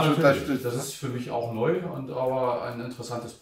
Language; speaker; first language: German; native; German